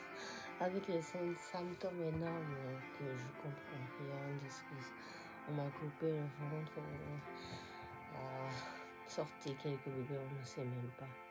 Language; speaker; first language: French; non-native, fluent; Japanese